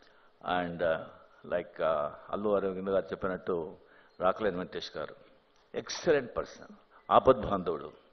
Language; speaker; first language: Telugu; non-native, fluent; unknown